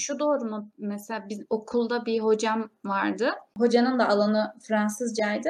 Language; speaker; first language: Turkish; native; Turkish